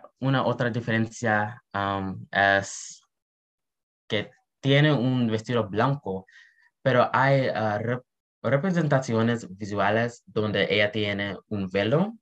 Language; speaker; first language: Spanish; non-native, learner; English